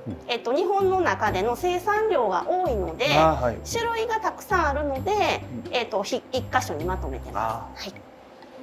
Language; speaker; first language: Japanese; native; Japanese